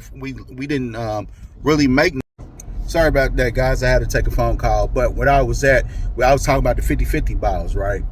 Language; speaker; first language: English; native; English